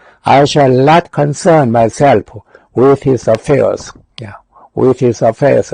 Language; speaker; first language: English; non-native, fluent; Korean